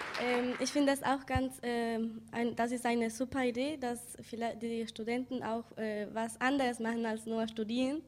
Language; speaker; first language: German; non-native, learner; Spanish